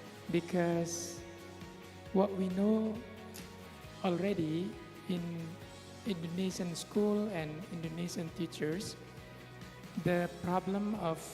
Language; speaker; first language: English; non-native, fluent; Indonesian